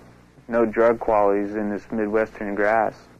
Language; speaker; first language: English; native; English